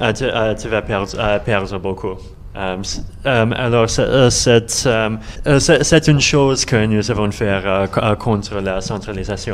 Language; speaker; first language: French; non-native, learner; Russian